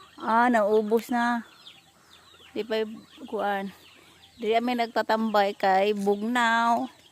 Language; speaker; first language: Filipino; non-native, local second language; Cebuano